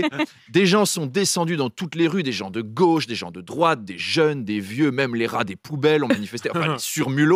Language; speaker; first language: French; native; French